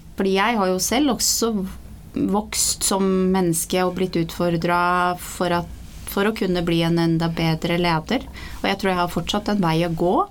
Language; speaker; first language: Norwegian; early bilingual, other home language; Persian